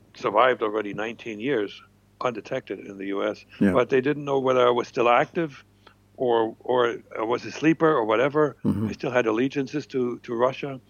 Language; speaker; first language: English; non-native, fluent; German